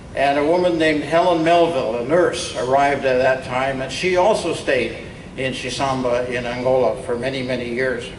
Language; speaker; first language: English; native; English